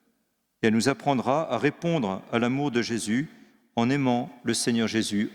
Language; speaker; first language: French; native; French